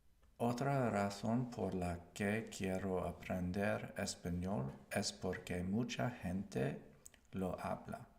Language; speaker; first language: Spanish; non-native, learner; English